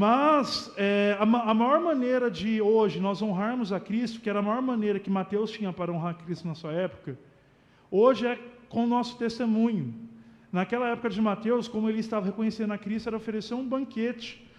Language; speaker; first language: Portuguese; native; Portuguese